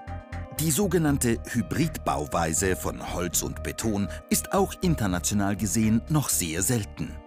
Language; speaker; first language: German; native; German